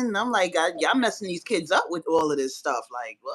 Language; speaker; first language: English; native; English